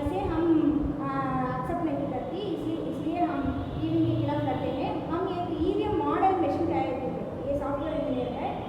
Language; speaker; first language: Hindi; non-native, local second language; Tamil